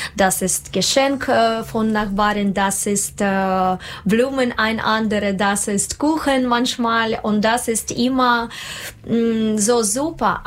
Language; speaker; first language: German; non-native, learner; Russian